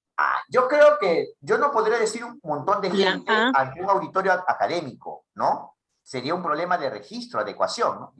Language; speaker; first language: Spanish; native; Spanish